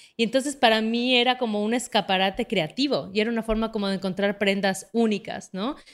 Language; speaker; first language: Spanish; native; Spanish